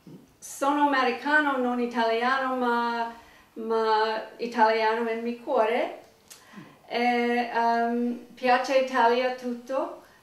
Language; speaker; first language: Italian; non-native, learner; English